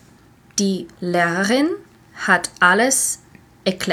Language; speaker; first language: German; non-native, learner; English